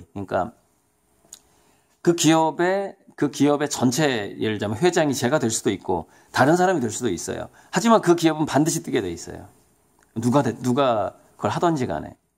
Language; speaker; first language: Korean; native; Korean